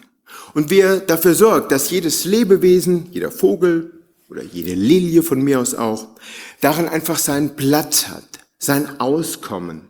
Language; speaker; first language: German; native; German